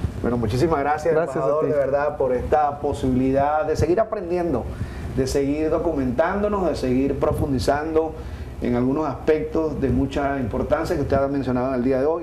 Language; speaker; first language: Spanish; native; Spanish